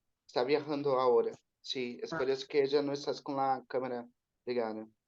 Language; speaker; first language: Spanish; non-native, learner; Portuguese